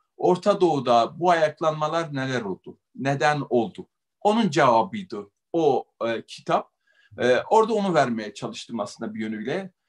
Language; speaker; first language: Turkish; native; Turkish